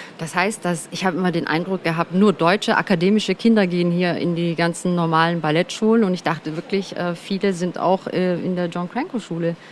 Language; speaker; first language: German; early bilingual, other home language; Turkish